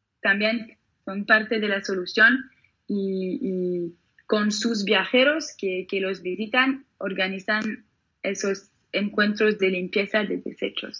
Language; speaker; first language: Spanish; non-native, fluent; French